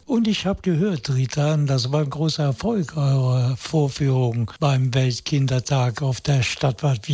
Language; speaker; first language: German; native; German